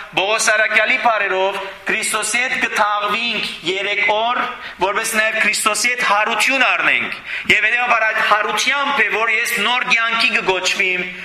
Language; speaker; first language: Armenian; early bilingual, heritage; Armenian